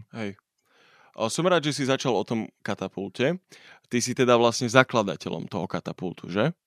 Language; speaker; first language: Slovak; native; Slovak